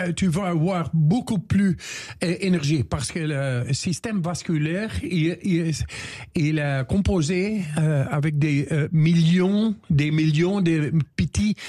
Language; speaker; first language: French; non-native, learner; Dutch